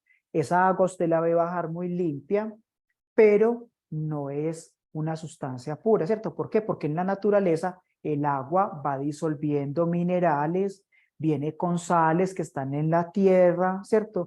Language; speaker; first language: Spanish; native; Spanish